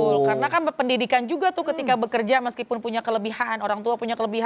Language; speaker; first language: Indonesian; native; Indonesian